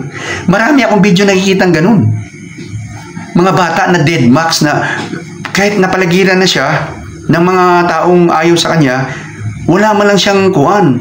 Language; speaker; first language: Filipino; non-native, local second language; Cebuano